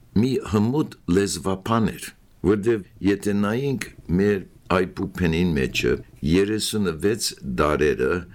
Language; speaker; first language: Armenian; early bilingual, heritage; Armenian